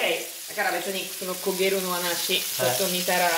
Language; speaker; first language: Japanese; non-native, learner; Italian